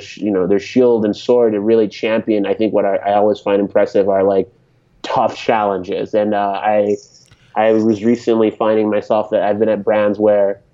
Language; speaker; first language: English; native; English